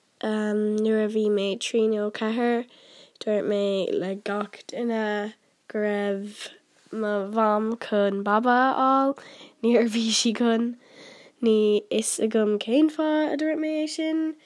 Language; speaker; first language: Irish; non-native, local second language; English